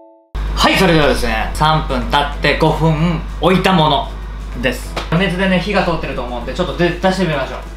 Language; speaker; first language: Japanese; native; Japanese